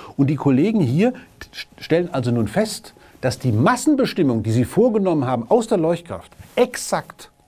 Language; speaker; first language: German; native; German